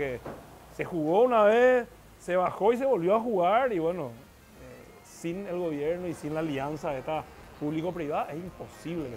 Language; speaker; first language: Spanish; native; Spanish